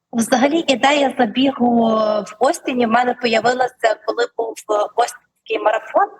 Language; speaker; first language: Ukrainian; native; Ukrainian